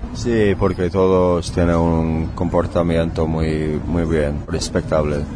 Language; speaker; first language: Spanish; non-native, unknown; English